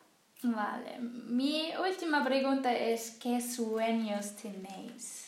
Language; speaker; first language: Spanish; non-native, learner; German